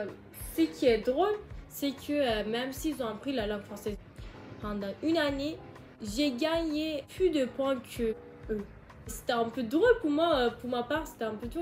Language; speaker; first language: French; non-native, learner; Turkish